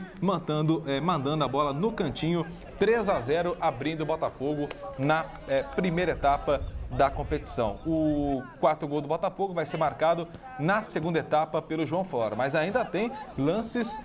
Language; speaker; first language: Portuguese; native; Portuguese